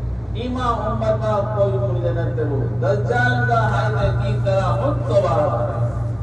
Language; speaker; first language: Japanese; non-native, learner; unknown